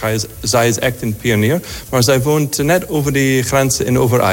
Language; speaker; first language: Dutch; non-native, fluent; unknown